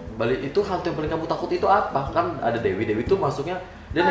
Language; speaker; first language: Indonesian; native; Indonesian